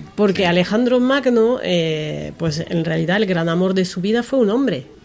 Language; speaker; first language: Spanish; non-native, fluent; French